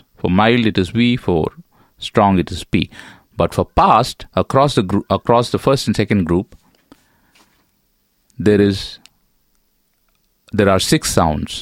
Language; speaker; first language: English; non-native, local second language; Tamil